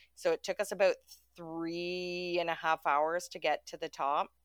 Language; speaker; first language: English; early bilingual, other home language; German